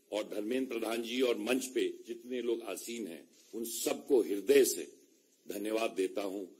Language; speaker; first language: Hindi; native; Hindi